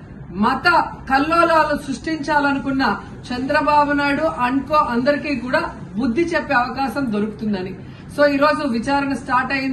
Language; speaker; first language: Telugu; native; Telugu